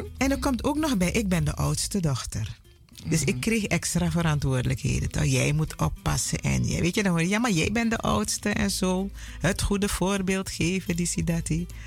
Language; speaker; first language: Dutch; native; Dutch